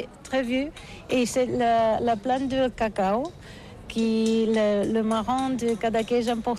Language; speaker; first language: French; non-native, learner; Catalan